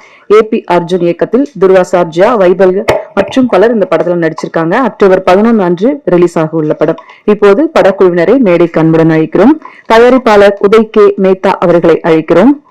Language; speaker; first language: Tamil; native; Tamil